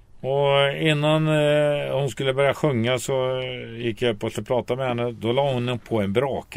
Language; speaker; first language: Swedish; native; Swedish